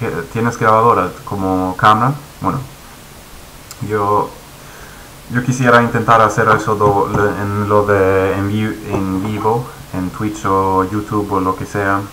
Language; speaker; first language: Spanish; non-native, fluent; Swedish